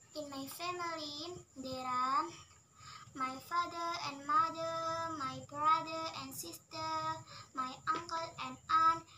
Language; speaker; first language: English; non-native, learner; Indonesian